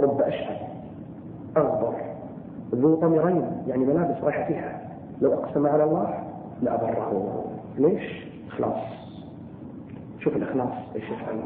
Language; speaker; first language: Arabic; native; Arabic